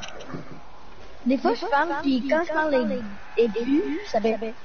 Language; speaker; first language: French; native; French